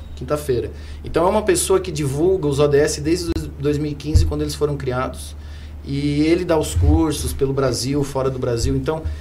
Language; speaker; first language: Portuguese; non-native, fluent; German